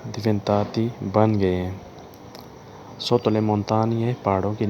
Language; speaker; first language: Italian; non-native, learner; Urdu